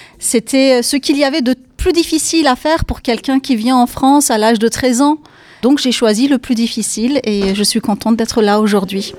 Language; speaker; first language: French; non-native, fluent; Kurdish